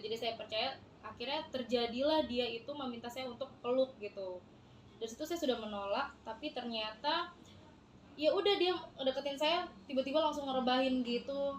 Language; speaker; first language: Indonesian; native; Indonesian